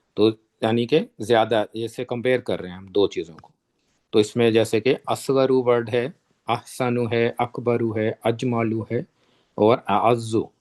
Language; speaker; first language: Urdu; native; Urdu